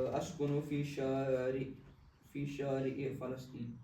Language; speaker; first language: Arabic; non-native, learner; Kashmiri